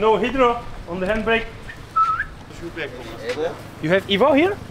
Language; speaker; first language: English; non-native, learner; Polish